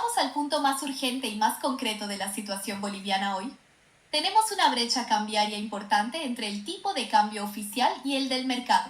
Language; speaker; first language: Spanish; native; Spanish